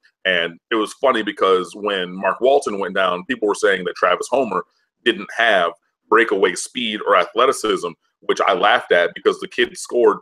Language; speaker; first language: English; native; English